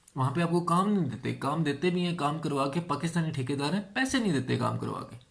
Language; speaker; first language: Urdu; non-native, local second language; Punjabi